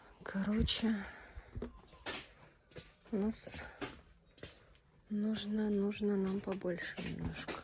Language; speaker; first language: Russian; native; Russian